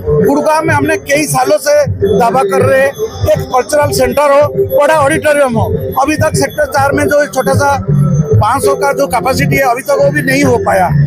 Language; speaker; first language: Hindi; non-native, local second language; Odia